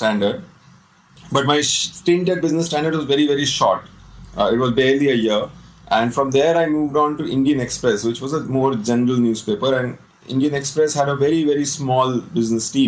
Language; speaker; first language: English; non-native, local second language; Hindi